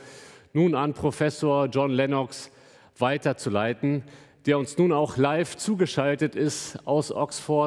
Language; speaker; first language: German; native; German